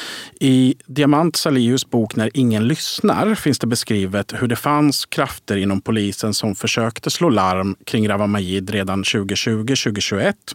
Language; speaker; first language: Swedish; native; Swedish